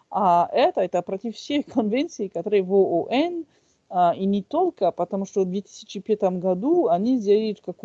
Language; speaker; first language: Russian; non-native, fluent; French